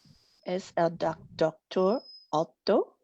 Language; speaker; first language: Spanish; non-native, learner; English